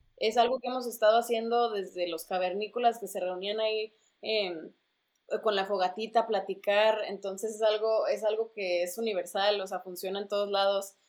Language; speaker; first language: Spanish; early bilingual, other home language; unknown